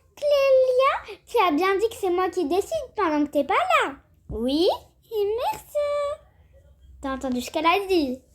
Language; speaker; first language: French; native; French